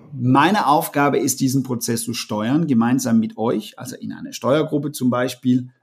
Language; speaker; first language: German; non-native, fluent; Danish